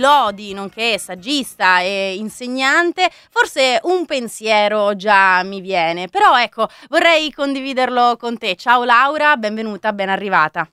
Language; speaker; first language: Italian; native; Italian